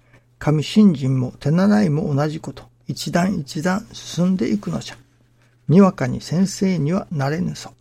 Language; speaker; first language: Japanese; native; Japanese